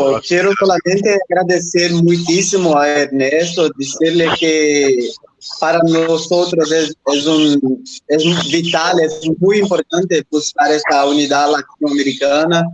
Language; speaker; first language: Spanish; non-native, fluent; Portuguese